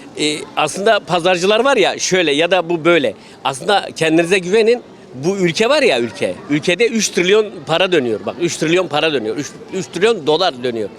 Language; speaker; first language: Turkish; native; Turkish